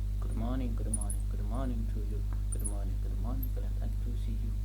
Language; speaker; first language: English; non-native, learner; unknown